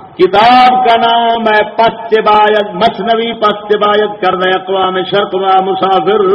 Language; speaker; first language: Urdu; non-native, local second language; Punjabi